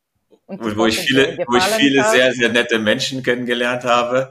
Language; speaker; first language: German; native; German